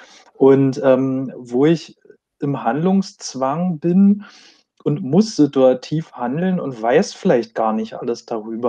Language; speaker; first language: German; native; German